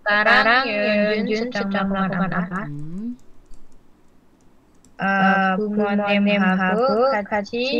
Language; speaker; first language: Korean; non-native, learner; Indonesian